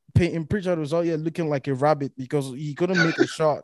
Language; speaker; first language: English; non-native, local second language; Yoruba